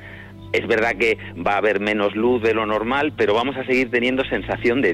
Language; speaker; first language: Spanish; native; Spanish